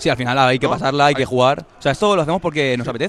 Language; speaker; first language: Spanish; native; Spanish